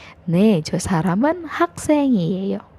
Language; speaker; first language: Korean; non-native, fluent; Indonesian